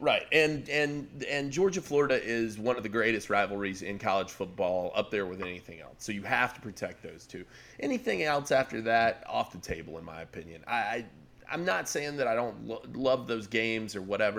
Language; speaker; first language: English; native; English